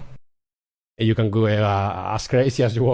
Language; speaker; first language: English; non-native, fluent; Spanish